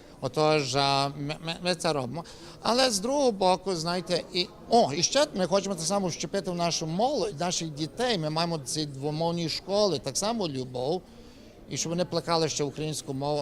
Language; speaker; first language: Ukrainian; early bilingual, heritage; Ukrainian